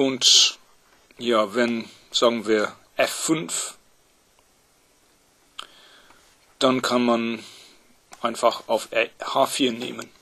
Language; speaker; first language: German; non-native, fluent; English